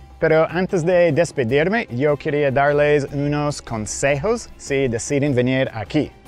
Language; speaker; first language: Spanish; non-native, fluent; English